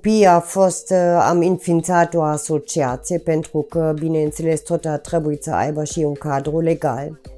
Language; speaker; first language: Romanian; non-native, fluent; German